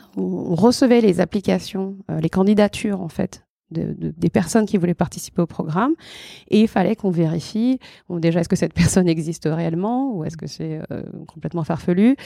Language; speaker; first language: French; early bilingual, other home language; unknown